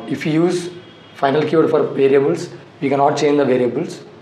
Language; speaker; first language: English; non-native, local second language; Telugu